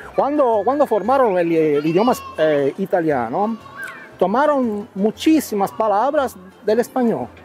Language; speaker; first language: Spanish; early bilingual, heritage; Italian